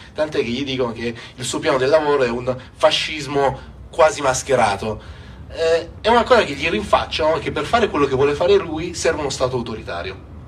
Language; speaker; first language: Italian; native; Italian